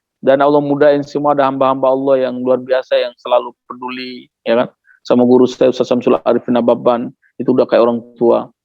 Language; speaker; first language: Indonesian; non-native, local second language; Tetum